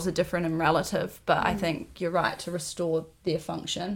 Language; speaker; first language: English; native; English